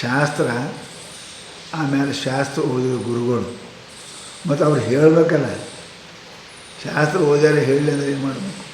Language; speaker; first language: Kannada; native; Kannada